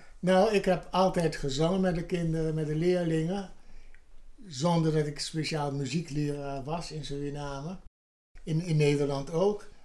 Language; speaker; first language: Dutch; native; Dutch